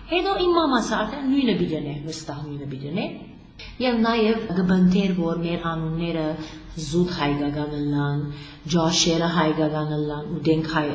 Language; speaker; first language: Armenian; early bilingual, heritage; Armenian